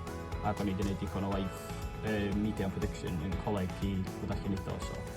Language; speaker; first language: Welsh; native; Welsh